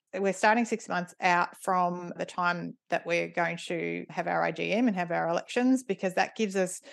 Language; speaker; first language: English; native; English